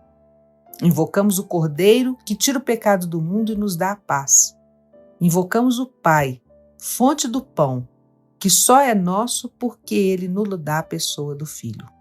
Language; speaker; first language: Portuguese; native; Portuguese